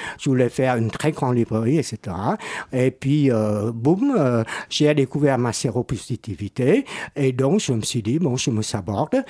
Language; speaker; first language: French; non-native, fluent; Vietnamese